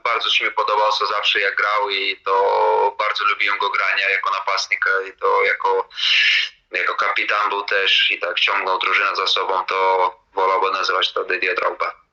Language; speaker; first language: Polish; non-native, fluent; Latvian